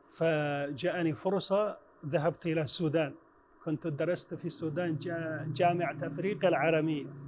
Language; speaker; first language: Arabic; non-native, fluent; Chinese